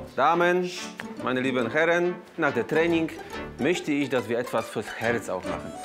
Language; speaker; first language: German; non-native, fluent; Polish